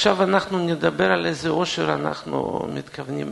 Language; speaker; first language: Hebrew; non-native, fluent; Russian